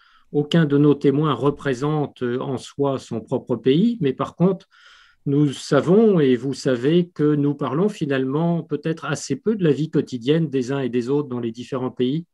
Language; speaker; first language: French; native; French